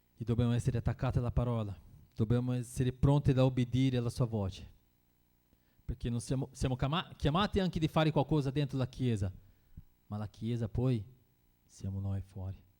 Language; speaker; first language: Italian; non-native, fluent; Portuguese